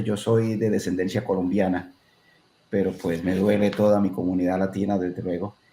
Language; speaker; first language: Spanish; native; Spanish